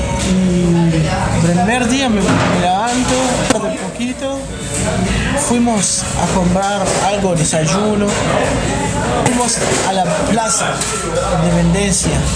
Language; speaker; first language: Spanish; non-native, learner; Arabic